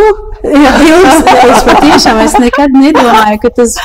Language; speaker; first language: Latvian; early bilingual, heritage; Latvian